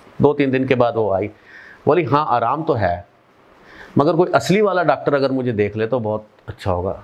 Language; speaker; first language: Hindi; non-native, local second language; Punjabi